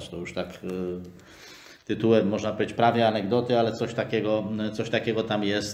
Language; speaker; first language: Polish; native; Polish